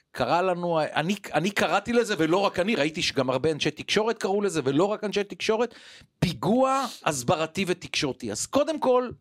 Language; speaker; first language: Hebrew; non-native, local second language; Arabic